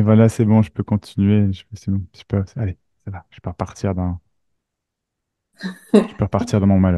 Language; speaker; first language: French; native; French